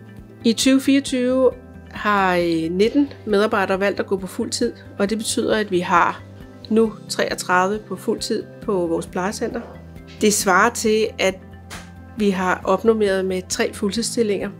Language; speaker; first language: Danish; native; Danish